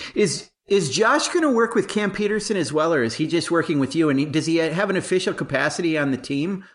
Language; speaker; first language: English; native; English